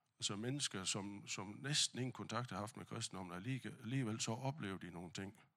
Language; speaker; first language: Danish; non-native, fluent; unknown